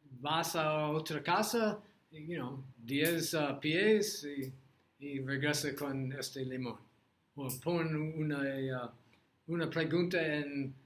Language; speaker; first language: Spanish; non-native, learner; English